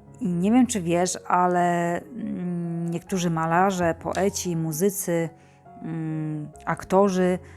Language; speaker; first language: Polish; native; Polish